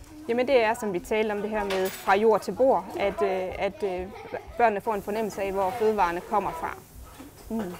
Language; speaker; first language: Danish; native; Danish